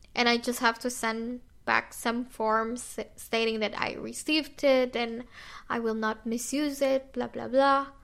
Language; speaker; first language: English; non-native, fluent; Indonesian